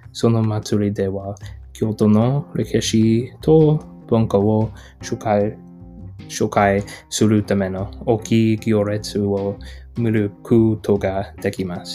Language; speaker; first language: Japanese; non-native, learner; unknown